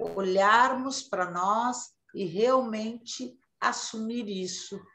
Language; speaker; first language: Portuguese; native; Portuguese